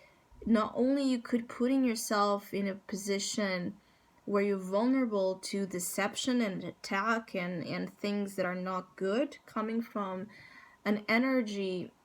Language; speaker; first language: English; non-native, fluent; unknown